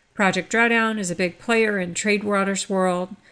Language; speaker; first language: English; native; English